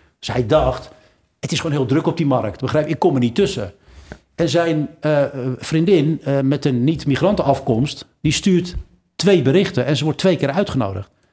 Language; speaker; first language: Dutch; early bilingual, other home language; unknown